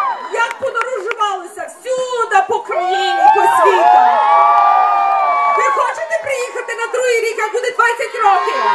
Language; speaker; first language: Ukrainian; early bilingual, heritage; Ukrainian